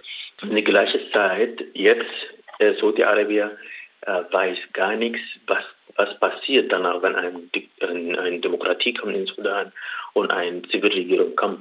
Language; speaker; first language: German; non-native, learner; Arabic